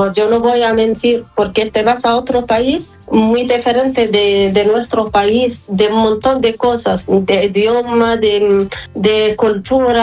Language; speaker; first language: Spanish; non-native, learner; Arabic